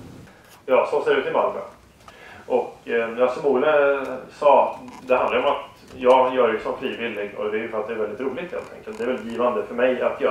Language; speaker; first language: Swedish; native; Swedish